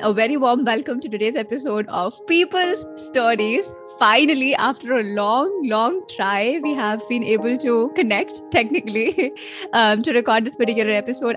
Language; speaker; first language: English; non-native, local second language; Hindi